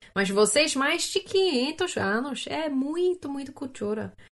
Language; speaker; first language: Portuguese; non-native, learner; English